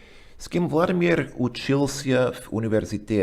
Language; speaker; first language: Russian; non-native, fluent; English